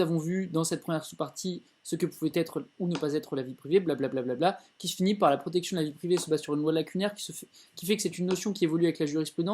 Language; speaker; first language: French; native; French